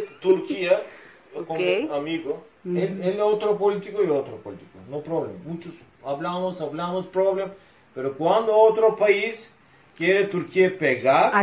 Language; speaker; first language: Spanish; non-native, learner; Turkish